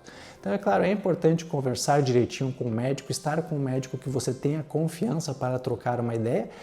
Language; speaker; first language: Portuguese; native; Portuguese